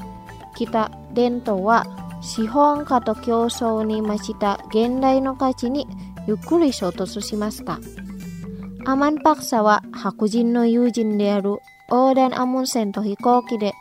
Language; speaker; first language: Japanese; non-native, fluent; Indonesian